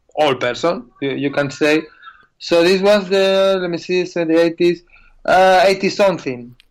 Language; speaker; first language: English; non-native, fluent; Spanish